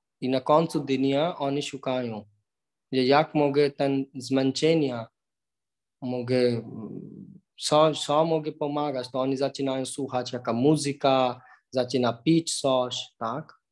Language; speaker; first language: Polish; non-native, learner; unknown